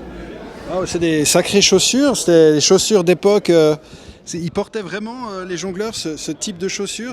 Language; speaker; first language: French; native; French